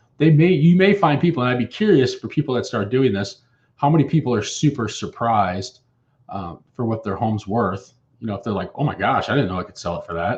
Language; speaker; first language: English; native; English